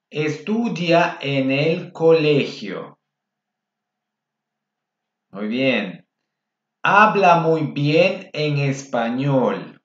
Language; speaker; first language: Spanish; non-native, fluent; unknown